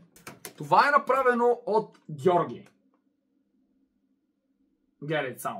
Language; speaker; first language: Bulgarian; native; Bulgarian